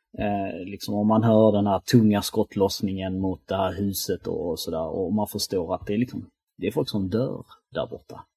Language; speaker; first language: Swedish; early bilingual, other home language; Albanian